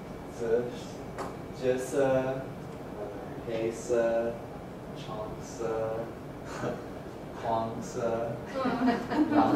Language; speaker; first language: Chinese; non-native, learner; English